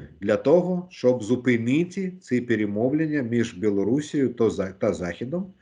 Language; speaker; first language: Ukrainian; non-native, local second language; Russian